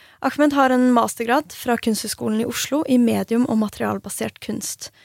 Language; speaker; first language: Norwegian; native; Norwegian